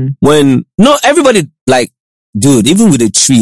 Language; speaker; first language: English; non-native, local second language; Yoruba